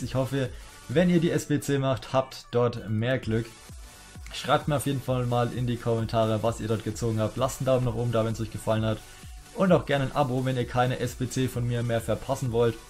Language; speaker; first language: German; native; German